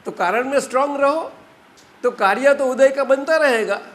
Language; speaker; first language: Hindi; non-native, local second language; Gujarati